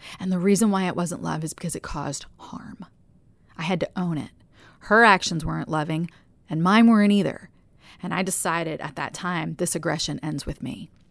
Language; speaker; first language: English; native; English